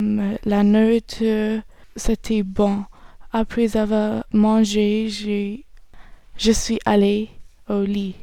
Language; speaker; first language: French; non-native, learner; English